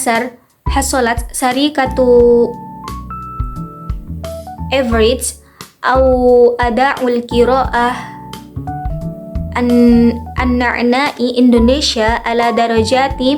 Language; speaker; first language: Arabic; non-native, learner; Indonesian